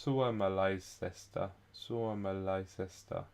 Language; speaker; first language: Finnish; non-native, learner; English